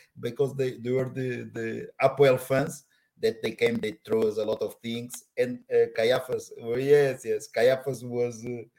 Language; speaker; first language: English; non-native, learner; Portuguese